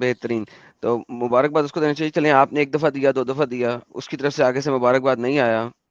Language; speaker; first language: Hindi; native; Hindi